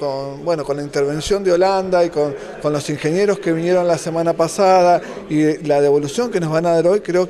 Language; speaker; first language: Spanish; native; Spanish